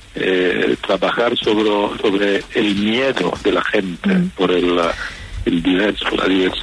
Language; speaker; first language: Spanish; non-native, fluent; Italian